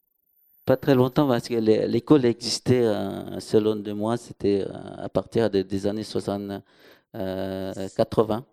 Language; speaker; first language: French; non-native, local second language; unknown